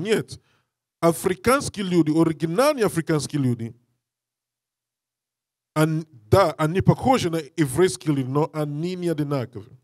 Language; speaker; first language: Russian; non-native, learner; English